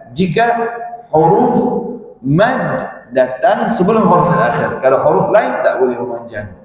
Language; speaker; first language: Malay; non-native, fluent; Arabic